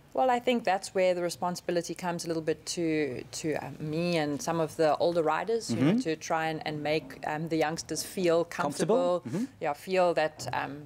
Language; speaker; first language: English; native; English